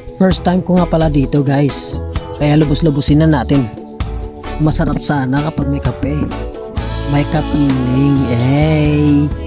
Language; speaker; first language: Filipino; non-native, local second language; Hiligaynon